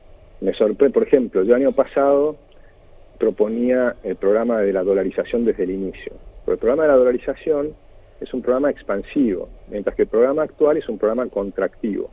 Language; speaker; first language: Spanish; native; Spanish